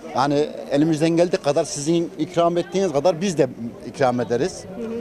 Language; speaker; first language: Turkish; native; Turkish